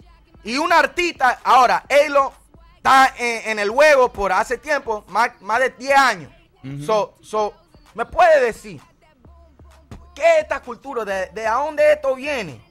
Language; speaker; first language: Spanish; early bilingual, heritage; Spanish